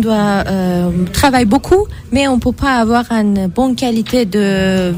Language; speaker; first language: French; non-native, learner; Persian